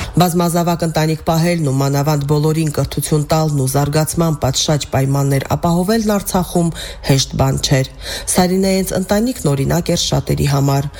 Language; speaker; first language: Armenian; native; Armenian